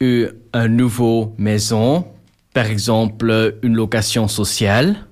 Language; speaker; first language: French; non-native, local second language; Dutch